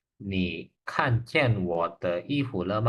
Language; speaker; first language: Chinese; non-native, learner; Indonesian